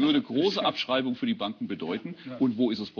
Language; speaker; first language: German; native; German